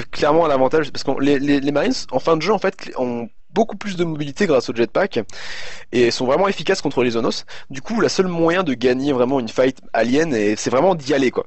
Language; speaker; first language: French; native; French